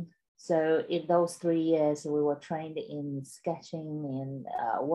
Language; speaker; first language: English; non-native, fluent; Chinese